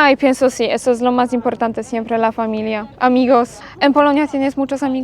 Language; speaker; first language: Spanish; non-native, fluent; Polish